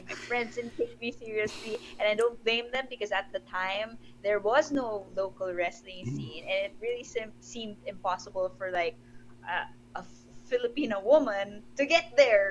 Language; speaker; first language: English; non-native, local second language; Filipino